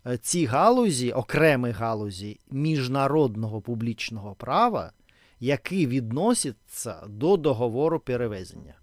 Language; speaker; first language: Ukrainian; non-native, local second language; Russian